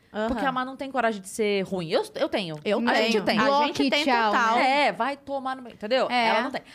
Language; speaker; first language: Portuguese; native; Portuguese